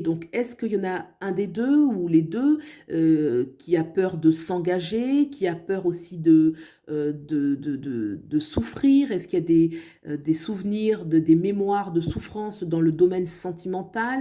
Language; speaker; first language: French; native; French